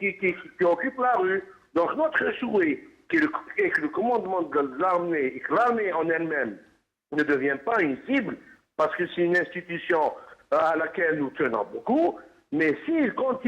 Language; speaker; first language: French; non-native, local second language; Kabyle